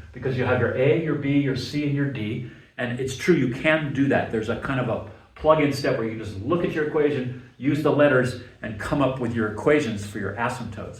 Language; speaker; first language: English; native; English